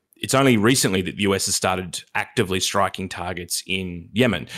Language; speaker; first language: English; native; English